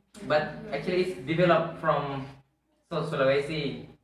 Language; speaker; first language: English; non-native, learner; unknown